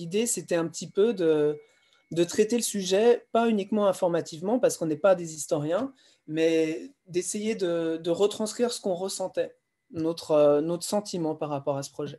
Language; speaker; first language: French; native; French